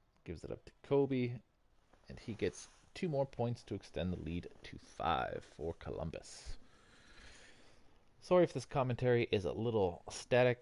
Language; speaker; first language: English; native; English